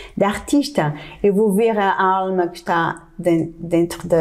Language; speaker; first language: Portuguese; non-native, fluent; French